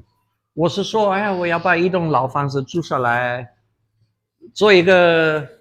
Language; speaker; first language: Chinese; non-native, fluent; English